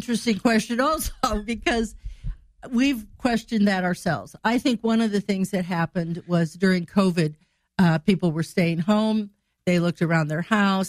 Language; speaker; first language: English; native; English